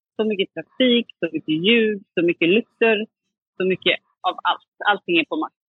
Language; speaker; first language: Swedish; native; Swedish